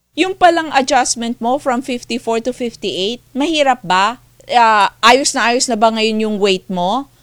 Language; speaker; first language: Filipino; native; Filipino